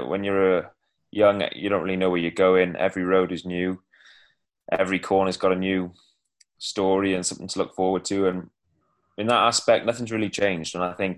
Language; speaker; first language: English; native; English